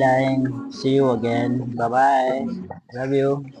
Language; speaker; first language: English; non-native, learner; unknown